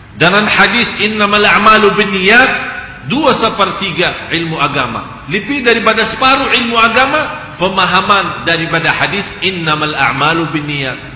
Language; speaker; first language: Indonesian; non-native, fluent; Arabic